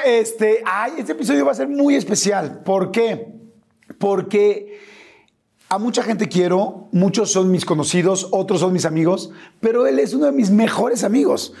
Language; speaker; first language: Spanish; native; Spanish